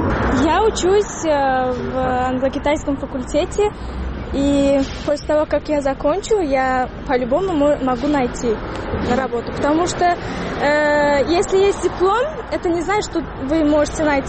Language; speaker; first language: Russian; non-native, local second language; Tajik